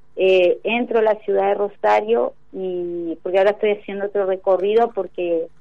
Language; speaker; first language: Spanish; native; Spanish